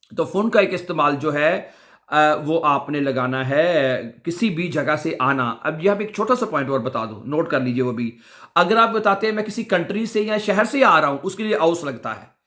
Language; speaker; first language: Urdu; non-native, local second language; Punjabi